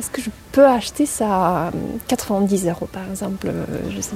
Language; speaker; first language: French; non-native, fluent; Russian